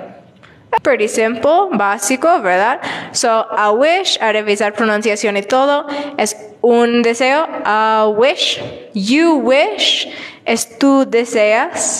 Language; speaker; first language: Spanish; non-native, learner; English